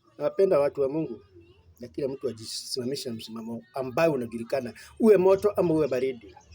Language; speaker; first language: Swahili; non-native, local second language; Kikuyu